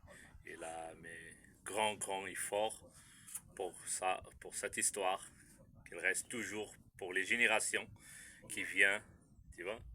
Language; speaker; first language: French; non-native, local second language; Arabic